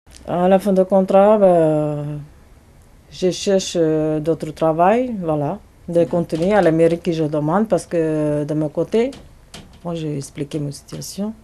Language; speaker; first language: French; non-native, learner; Tamil